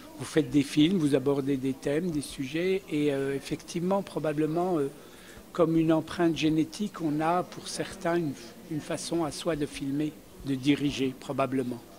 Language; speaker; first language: French; early bilingual, other home language; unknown